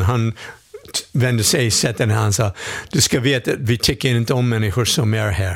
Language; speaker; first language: Swedish; non-native, fluent; English